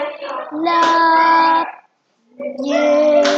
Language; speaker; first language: English; non-native, learner; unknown